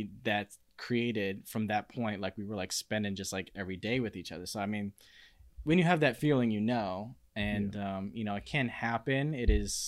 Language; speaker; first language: English; native; English